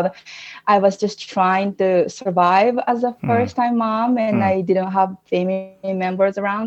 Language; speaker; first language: English; non-native, fluent; Japanese